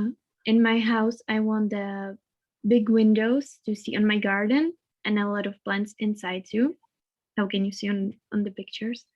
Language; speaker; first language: English; non-native, learner; Czech